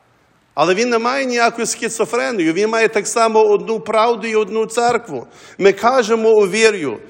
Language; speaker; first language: Ukrainian; early bilingual, heritage; Ukrainian